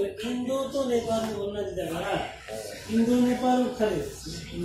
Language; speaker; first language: Japanese; non-native, learner; Nepali